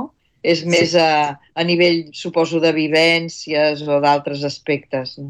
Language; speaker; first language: Catalan; native; Catalan